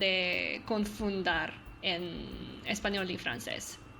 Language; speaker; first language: Spanish; non-native, learner; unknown